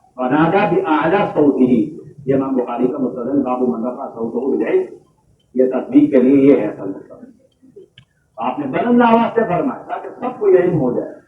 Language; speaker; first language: Urdu; native; Urdu